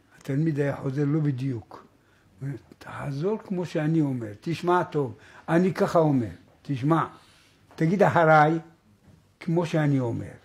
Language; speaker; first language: Hebrew; native; Hebrew